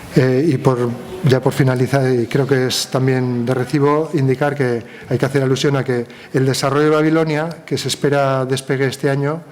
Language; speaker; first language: Spanish; non-native, local second language; Basque